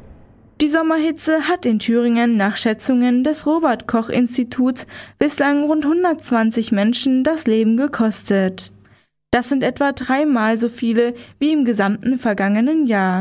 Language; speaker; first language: German; native; German